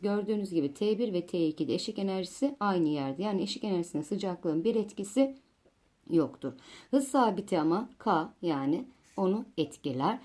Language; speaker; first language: Turkish; native; Turkish